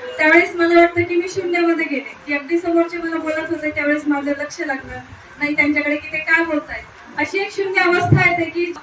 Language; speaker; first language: Marathi; native; Marathi